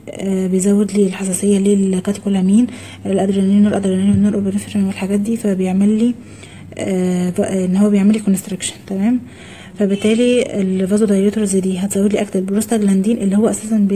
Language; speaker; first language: Arabic; native; Arabic